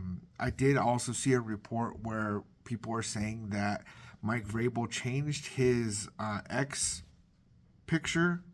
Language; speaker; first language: English; native; English